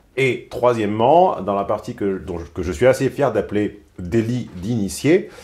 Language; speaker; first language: French; native; French